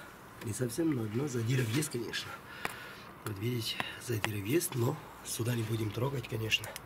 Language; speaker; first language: Russian; non-native, fluent; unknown